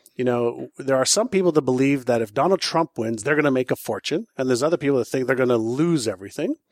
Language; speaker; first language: English; non-native, fluent; Hebrew